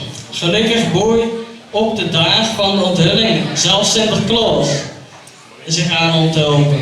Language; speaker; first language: Dutch; native; Dutch